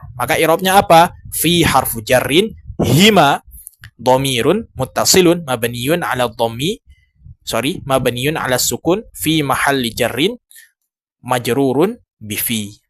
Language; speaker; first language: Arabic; non-native, fluent; Indonesian